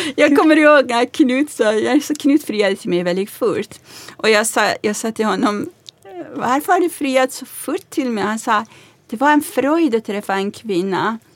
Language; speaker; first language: Swedish; non-native, fluent; Persian